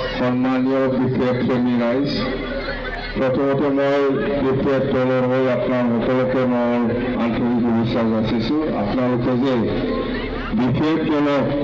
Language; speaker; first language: Assamese; non-native, local second language; Bangla